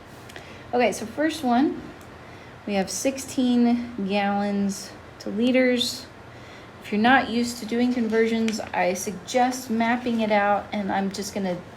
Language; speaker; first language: English; native; English